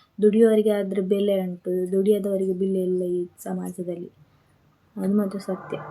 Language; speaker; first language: Kannada; non-native, local second language; Tulu